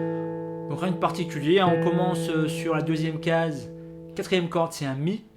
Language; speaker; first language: French; native; French